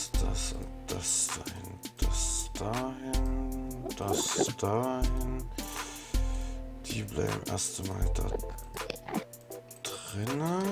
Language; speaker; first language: German; native; German